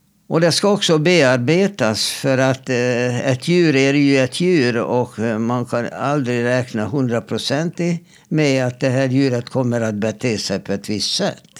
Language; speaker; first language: Swedish; non-native, fluent; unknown